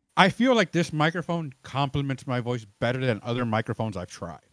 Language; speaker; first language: English; native; English